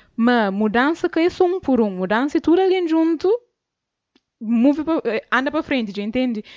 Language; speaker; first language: Portuguese; non-native, local second language; Kabuverdianu